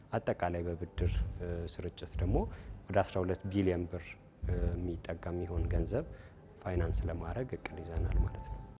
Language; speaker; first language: Amharic; native; Amharic